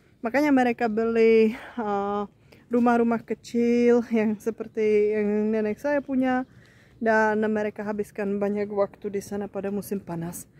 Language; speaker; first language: Indonesian; non-native, fluent; Czech